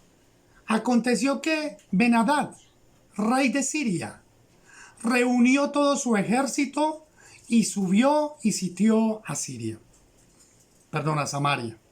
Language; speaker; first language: Spanish; native; Spanish